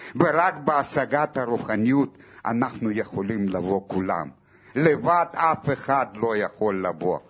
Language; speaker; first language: Hebrew; non-native, fluent; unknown